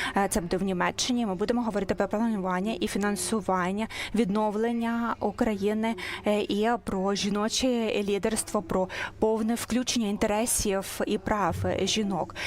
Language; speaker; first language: Ukrainian; non-native, learner; English